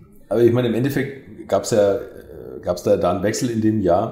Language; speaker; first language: German; native; German